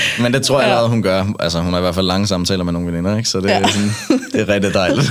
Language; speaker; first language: Danish; native; Danish